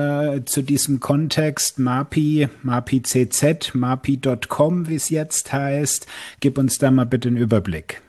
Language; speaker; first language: German; native; German